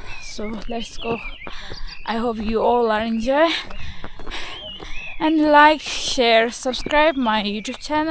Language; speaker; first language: English; non-native, learner; Tibetan